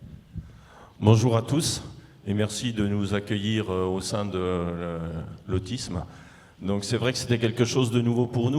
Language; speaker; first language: French; native; French